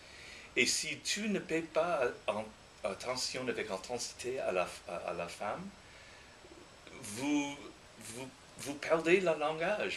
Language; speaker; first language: French; non-native, fluent; English